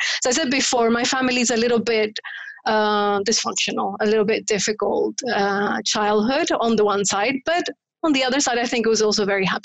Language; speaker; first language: English; non-native, fluent; Spanish